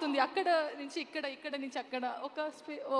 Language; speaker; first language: Telugu; non-native, learner; Kannada